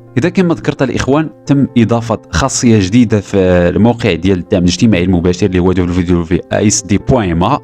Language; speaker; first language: Arabic; native; Arabic